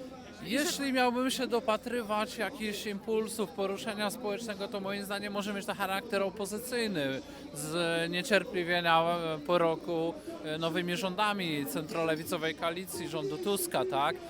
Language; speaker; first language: Polish; native; Polish